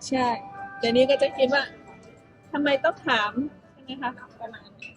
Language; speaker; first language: Thai; native; Thai